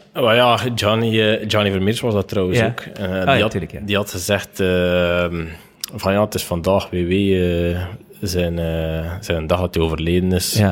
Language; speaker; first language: Dutch; native; Dutch